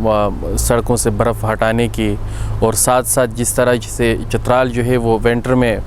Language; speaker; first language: Urdu; native; Urdu